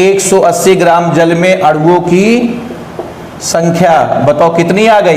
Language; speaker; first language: Hindi; native; Hindi